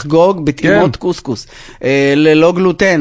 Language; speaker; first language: Hebrew; native; Hebrew